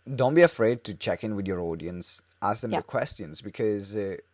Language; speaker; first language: English; non-native, fluent; Italian